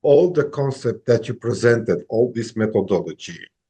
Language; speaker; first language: English; non-native, fluent; Romanian